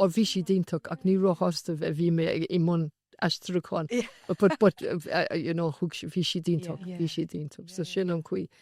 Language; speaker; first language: Irish; non-native, local second language; English